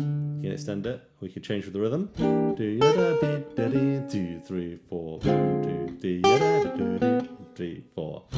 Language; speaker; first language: English; native; English